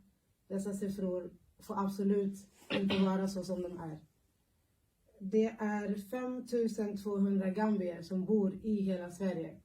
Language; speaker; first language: Swedish; early bilingual, other home language; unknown